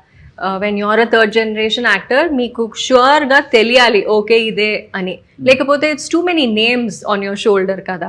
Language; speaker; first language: Telugu; non-native, local second language; Tamil